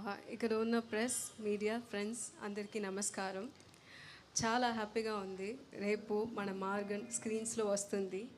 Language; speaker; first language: Telugu; non-native, local second language; Tamil